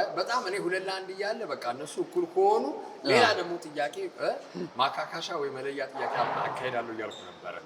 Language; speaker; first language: Amharic; native; Amharic